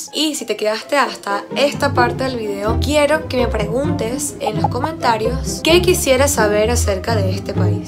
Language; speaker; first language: Spanish; native; Spanish